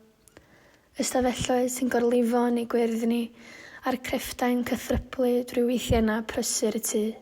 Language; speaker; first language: Welsh; native; Welsh